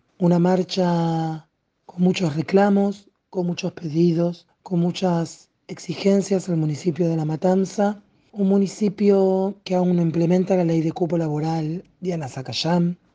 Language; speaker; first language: Spanish; native; Spanish